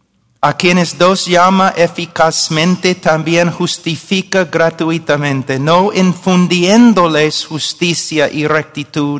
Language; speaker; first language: Spanish; non-native, fluent; English